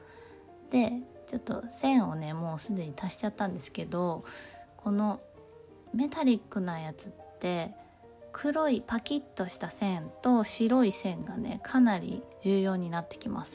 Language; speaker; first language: Japanese; native; Japanese